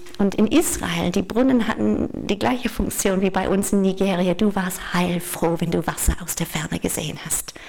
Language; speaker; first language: German; non-native, fluent; English